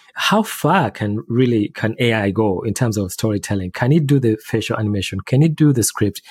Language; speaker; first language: English; non-native, local second language; Ganda